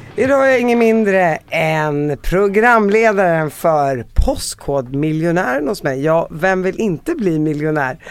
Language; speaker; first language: Swedish; early bilingual, other home language; Arabic